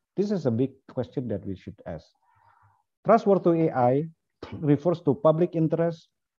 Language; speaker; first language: English; non-native, fluent; Indonesian